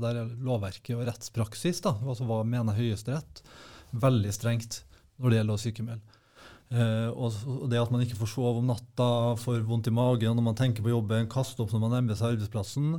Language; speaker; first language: Norwegian; native; Norwegian